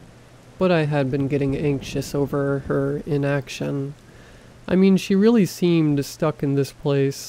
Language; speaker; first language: English; native; English